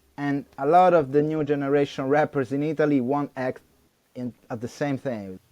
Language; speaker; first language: English; non-native, learner; Italian